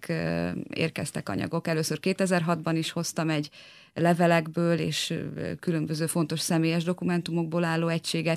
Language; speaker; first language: Hungarian; native; Hungarian